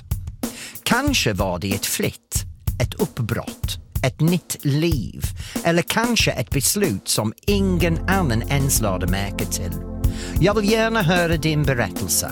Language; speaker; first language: Swedish; non-native, fluent; English